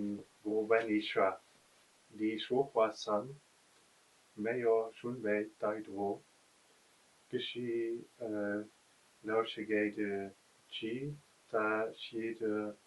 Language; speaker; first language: Chinese; non-native, learner; Dutch